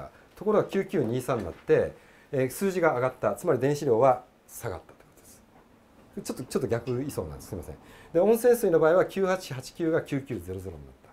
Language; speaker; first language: Japanese; native; Japanese